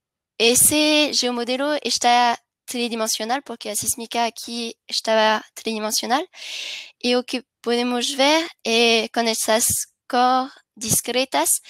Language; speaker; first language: Spanish; non-native, learner; French